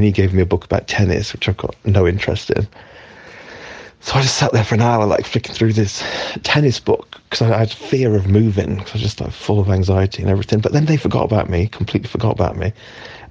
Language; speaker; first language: English; native; English